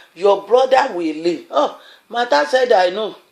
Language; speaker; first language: English; non-native, local second language; Yoruba